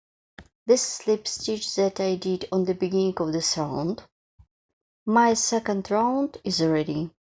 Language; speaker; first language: English; non-native, fluent; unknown